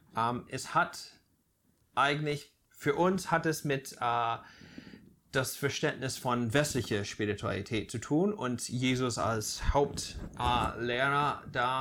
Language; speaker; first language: German; non-native, fluent; English